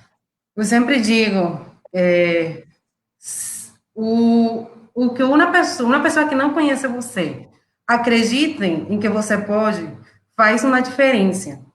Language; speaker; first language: Portuguese; non-native, fluent; Spanish